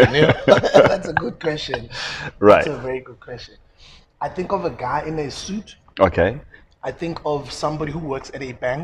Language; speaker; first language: English; non-native, local second language; Zulu